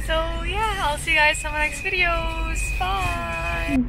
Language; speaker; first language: English; non-native, fluent; Indonesian